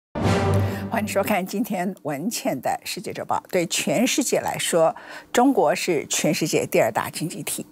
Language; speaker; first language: Chinese; native; Chinese